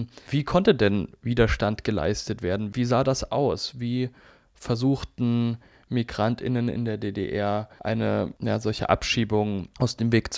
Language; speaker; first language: German; native; German